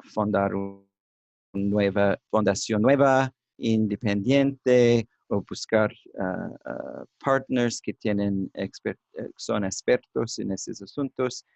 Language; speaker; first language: Spanish; non-native, learner; English